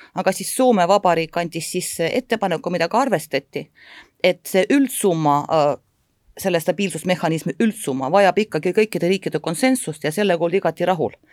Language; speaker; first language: Estonian; non-native, local second language; Russian